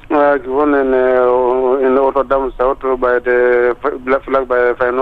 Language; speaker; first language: Dutch; non-native, learner; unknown